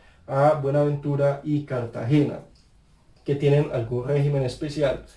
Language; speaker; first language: Spanish; native; Spanish